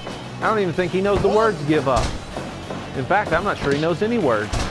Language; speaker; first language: English; native; English